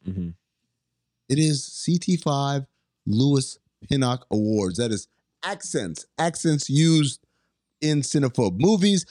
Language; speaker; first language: English; native; English